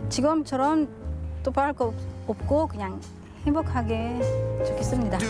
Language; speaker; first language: Korean; non-native, learner; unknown